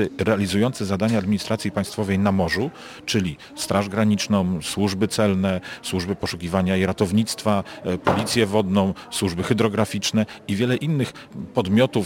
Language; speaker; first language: Polish; native; Polish